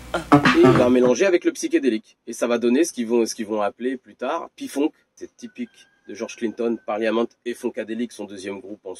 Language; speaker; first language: French; native; French